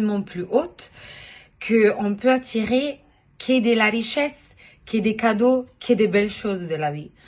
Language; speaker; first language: French; non-native, fluent; Italian